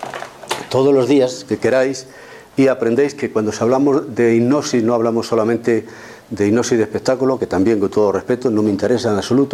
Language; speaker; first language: Spanish; native; Spanish